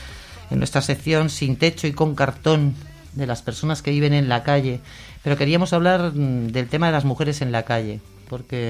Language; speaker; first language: Spanish; native; Spanish